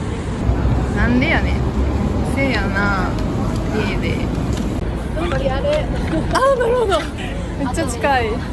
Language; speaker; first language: Japanese; non-native, fluent; French